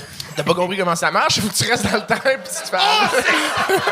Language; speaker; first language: French; native; French